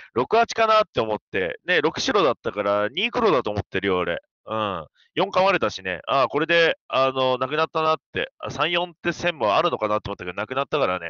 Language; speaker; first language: Japanese; native; Japanese